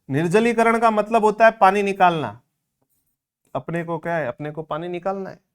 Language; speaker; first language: Hindi; non-native, local second language; Gujarati